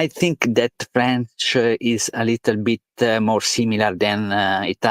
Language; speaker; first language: English; non-native, learner; Italian